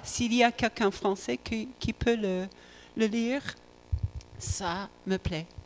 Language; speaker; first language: French; non-native, learner; English